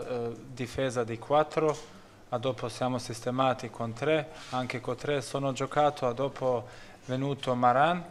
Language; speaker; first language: Italian; non-native, learner; Bosnian